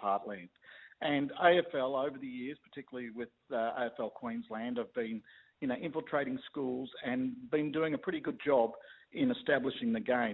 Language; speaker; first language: English; native; English